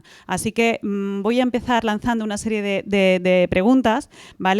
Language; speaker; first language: Spanish; native; Spanish